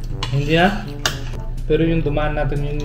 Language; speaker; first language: Filipino; non-native, learner; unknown